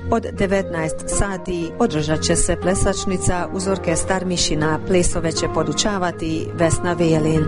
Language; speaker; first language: Croatian; early bilingual, heritage; Croatian